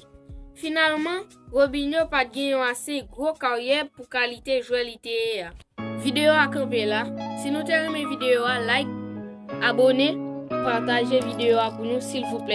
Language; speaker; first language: French; non-native, learner; Haitian Creole